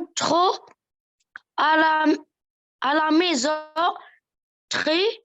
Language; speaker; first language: French; non-native, learner; Arabic